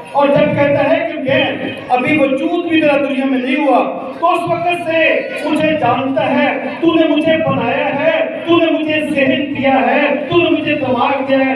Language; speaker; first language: Urdu; non-native, local second language; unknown